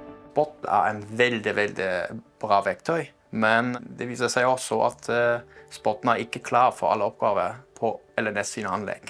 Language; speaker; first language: Norwegian; non-native, fluent; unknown